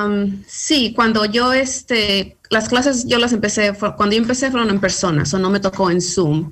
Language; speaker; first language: Spanish; early bilingual, heritage; Spanish